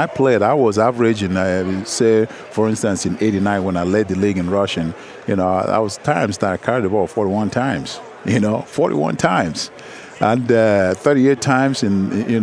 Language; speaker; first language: English; non-native, local second language; Igbo